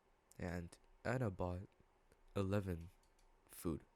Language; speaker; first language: English; native; English